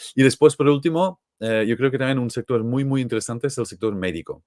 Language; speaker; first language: Spanish; non-native, fluent; Dutch